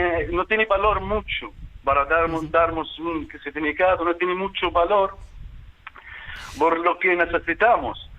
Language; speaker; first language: Spanish; non-native, fluent; Arabic